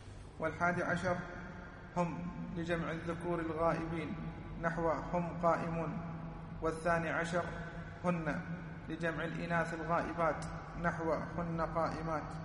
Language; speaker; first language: Arabic; native; Arabic